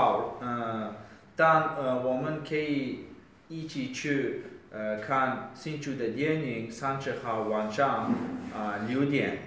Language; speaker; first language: Chinese; non-native, learner; Uzbek